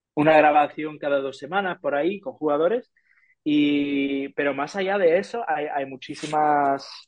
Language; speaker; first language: Spanish; non-native, fluent; English